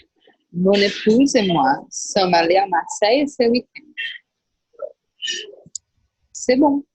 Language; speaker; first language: French; non-native, learner; Portuguese